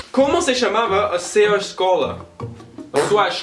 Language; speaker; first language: Portuguese; non-native, learner; English